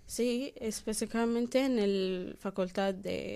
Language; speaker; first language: Spanish; non-native, learner; Arabic